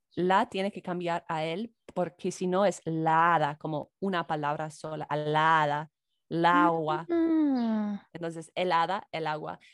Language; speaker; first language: Spanish; non-native, fluent; English